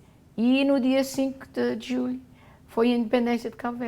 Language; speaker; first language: Portuguese; non-native, local second language; Kabuverdianu